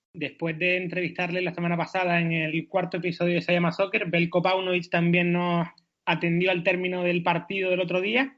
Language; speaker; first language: Spanish; native; Spanish